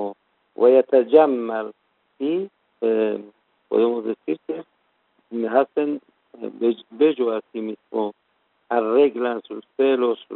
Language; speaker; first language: Spanish; non-native, learner; Persian